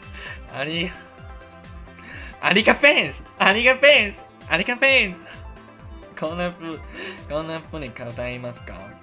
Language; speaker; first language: Japanese; non-native, learner; Cantonese